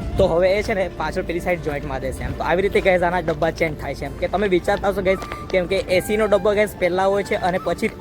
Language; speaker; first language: Gujarati; native; Gujarati